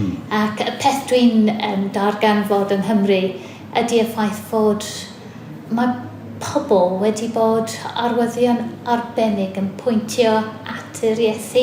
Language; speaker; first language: Welsh; non-native, fluent; English